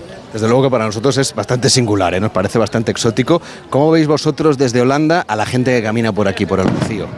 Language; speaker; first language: Spanish; native; Spanish